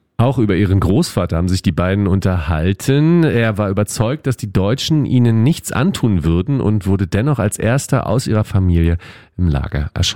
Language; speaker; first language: German; native; German